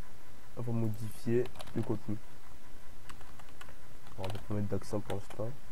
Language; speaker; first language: French; native; French